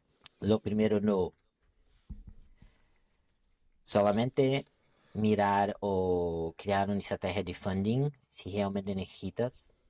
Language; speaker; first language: Spanish; non-native, local second language; Portuguese